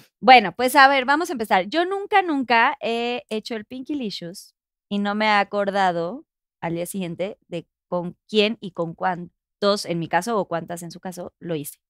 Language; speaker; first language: Spanish; native; Spanish